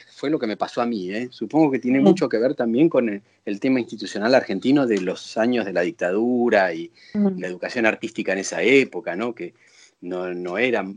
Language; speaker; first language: Spanish; native; Spanish